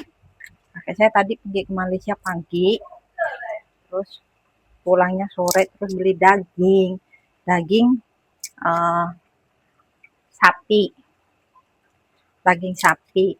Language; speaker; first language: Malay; non-native, local second language; Indonesian